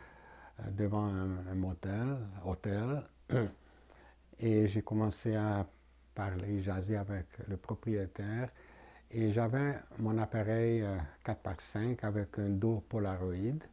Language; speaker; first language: French; non-native, fluent; Hungarian